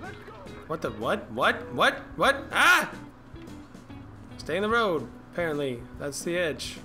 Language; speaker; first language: English; native; English